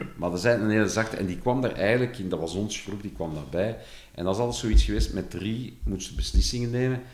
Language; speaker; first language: Dutch; native; Dutch